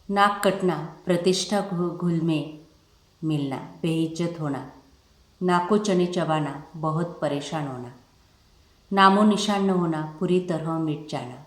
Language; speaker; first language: Hindi; non-native, local second language; Marathi